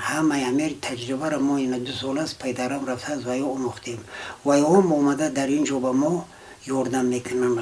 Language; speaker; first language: Tajik; non-native, local second language; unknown